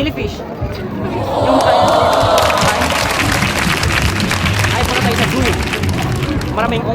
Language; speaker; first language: Filipino; non-native, local second language; Cebuano